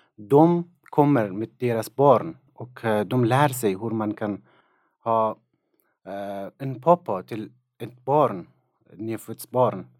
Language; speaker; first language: Swedish; non-native, fluent; Persian